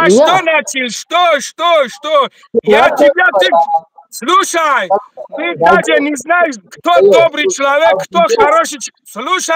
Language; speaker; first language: Russian; non-native, learner; Tajik